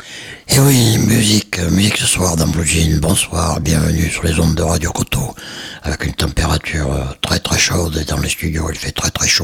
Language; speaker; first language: French; native; French